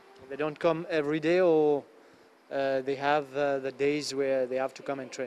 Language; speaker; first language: English; non-native, local second language; Morisyen